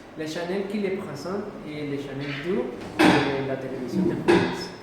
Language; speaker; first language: French; non-native, learner; Spanish